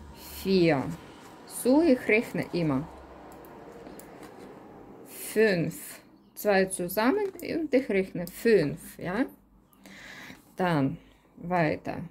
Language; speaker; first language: German; non-native, learner; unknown